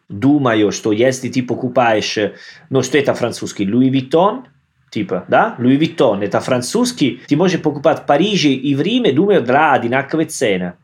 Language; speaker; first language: Russian; non-native, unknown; Italian